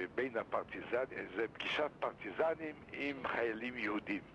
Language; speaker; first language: Hebrew; non-native, fluent; Lithuanian